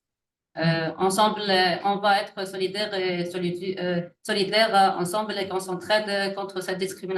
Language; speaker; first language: French; non-native, learner; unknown